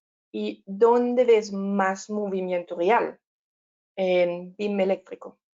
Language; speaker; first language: Spanish; non-native, learner; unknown